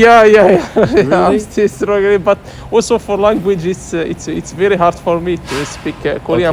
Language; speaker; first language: English; non-native, fluent; Arabic